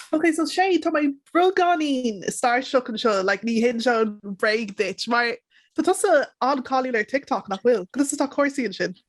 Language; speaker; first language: Irish; non-native, local second language; English